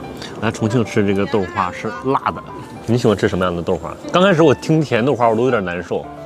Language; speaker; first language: Chinese; native; Chinese